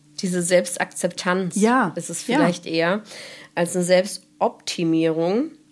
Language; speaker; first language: German; native; German